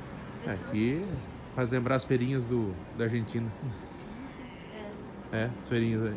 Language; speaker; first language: Portuguese; native; Portuguese